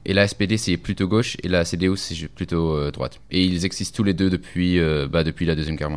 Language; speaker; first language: French; non-native, fluent; German